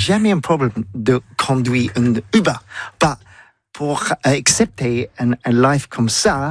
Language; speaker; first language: French; non-native, learner; English